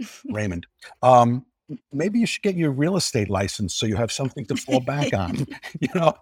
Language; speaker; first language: English; native; English